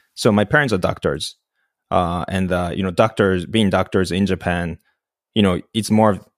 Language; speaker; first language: English; non-native, fluent; Japanese